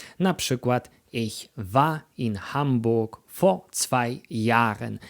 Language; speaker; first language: German; non-native, fluent; Polish